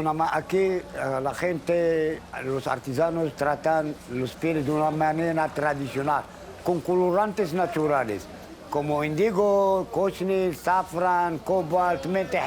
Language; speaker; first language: Spanish; non-native, fluent; Arabic